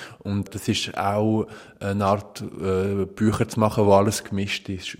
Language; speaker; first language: German; non-native, local second language; French